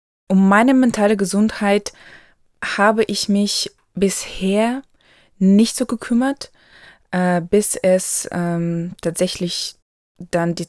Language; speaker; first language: German; non-native, local second language; Ukrainian